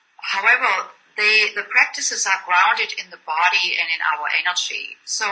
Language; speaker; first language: English; non-native, fluent; German